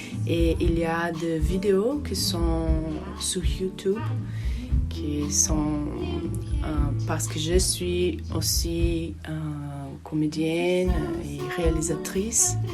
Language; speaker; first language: French; non-native, learner; Portuguese